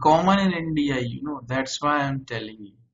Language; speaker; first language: English; non-native, local second language; Hindi